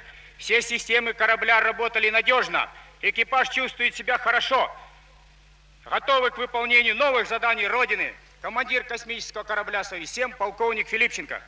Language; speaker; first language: Russian; native; Russian